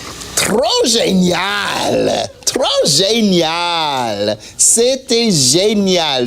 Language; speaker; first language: French; non-native, fluent; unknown